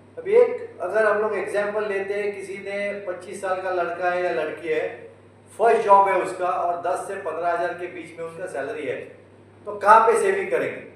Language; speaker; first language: Hindi; non-native, local second language; Marathi